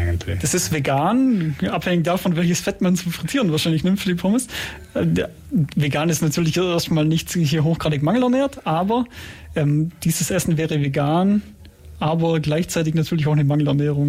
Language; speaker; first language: German; native; German